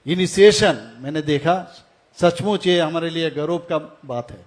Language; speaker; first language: Hindi; non-native, local second language; Bangla